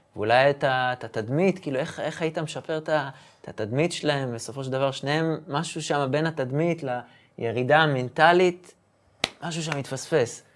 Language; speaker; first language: Hebrew; native; Hebrew